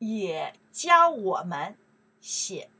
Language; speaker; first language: Chinese; non-native, learner; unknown